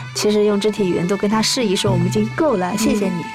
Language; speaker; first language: Chinese; native; Chinese